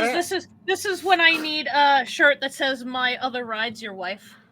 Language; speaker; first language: English; native; English